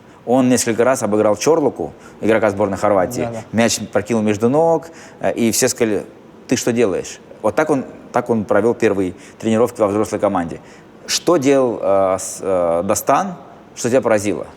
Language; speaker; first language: Russian; native; Russian